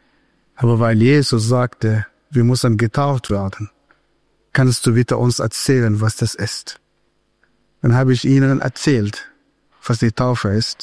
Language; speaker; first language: German; non-native, fluent; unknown